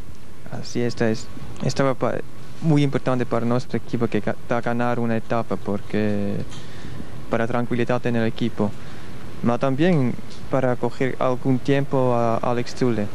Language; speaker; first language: Spanish; non-native, learner; Swiss German